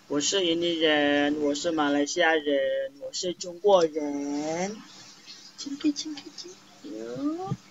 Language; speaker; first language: Chinese; non-native, fluent; Indonesian